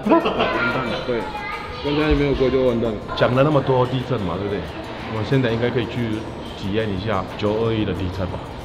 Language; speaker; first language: Chinese; non-native, fluent; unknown